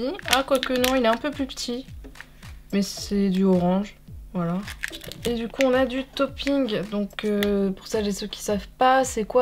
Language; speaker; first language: French; native; French